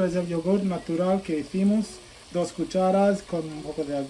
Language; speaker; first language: Spanish; non-native, fluent; Sylheti